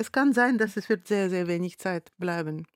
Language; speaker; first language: German; non-native, fluent; Russian